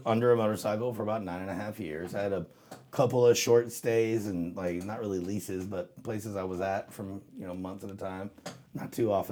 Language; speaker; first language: English; native; English